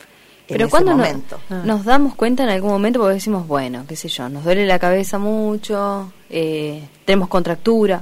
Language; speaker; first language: Spanish; native; Spanish